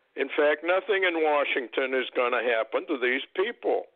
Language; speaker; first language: English; native; English